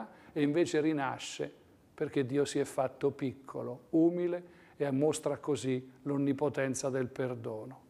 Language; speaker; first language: Italian; native; Italian